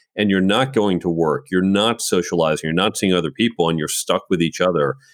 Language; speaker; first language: English; native; English